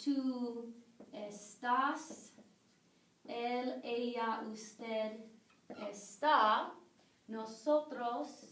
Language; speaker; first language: Spanish; non-native, fluent; English